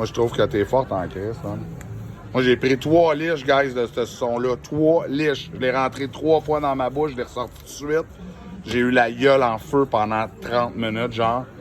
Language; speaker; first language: French; native; French